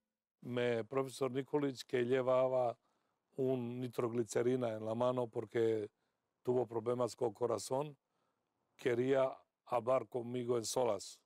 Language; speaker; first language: Spanish; non-native, fluent; Serbian